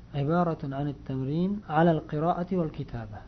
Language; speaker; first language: Arabic; non-native, fluent; Uzbek